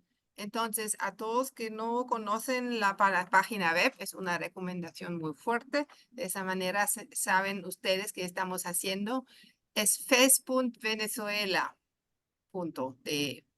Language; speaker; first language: Spanish; non-native, fluent; German